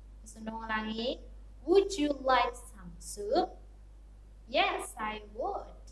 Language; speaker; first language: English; non-native, fluent; Indonesian